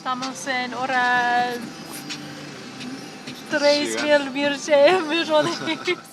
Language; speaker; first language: Spanish; non-native, learner; English